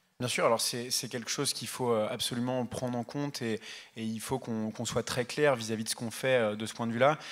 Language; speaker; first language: French; native; French